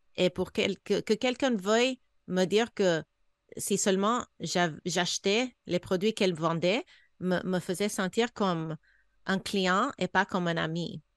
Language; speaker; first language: French; non-native, fluent; English